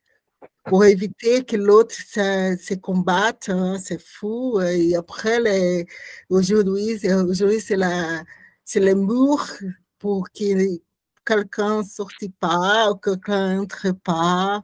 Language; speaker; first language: French; non-native, learner; Portuguese